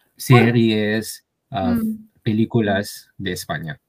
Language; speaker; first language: Spanish; non-native, learner; Chinese